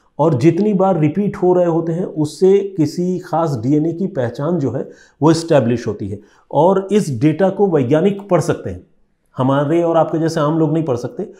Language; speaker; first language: Hindi; non-native, local second language; Bangla